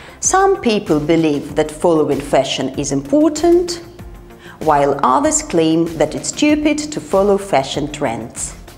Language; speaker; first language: English; non-native, fluent; Russian